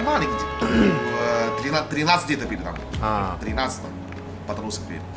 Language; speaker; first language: Russian; non-native, learner; Chinese